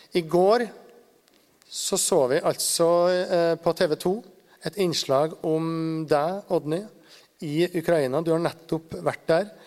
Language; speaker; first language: Norwegian; native; Norwegian